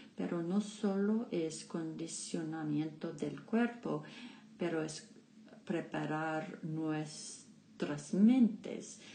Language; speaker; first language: Spanish; non-native, learner; English